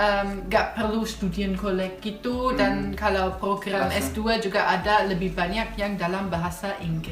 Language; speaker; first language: Indonesian; non-native, fluent; German